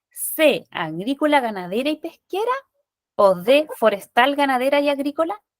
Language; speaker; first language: Spanish; native; Spanish